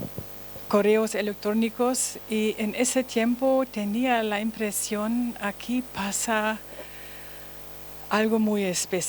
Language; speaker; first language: Spanish; non-native, learner; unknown